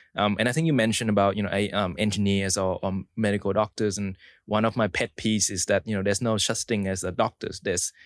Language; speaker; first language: English; early bilingual, other home language; Vietnamese